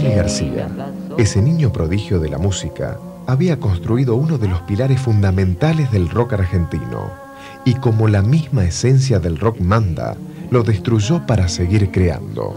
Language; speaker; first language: Spanish; native; Spanish